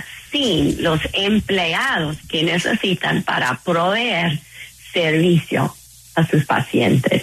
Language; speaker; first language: Spanish; non-native, fluent; English